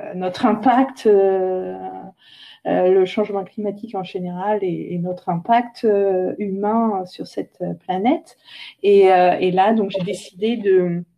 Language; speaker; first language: French; native; French